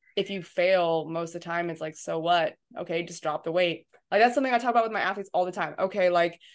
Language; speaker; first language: English; native; English